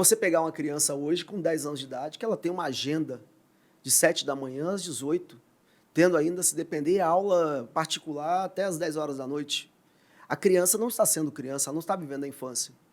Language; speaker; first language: Portuguese; native; Portuguese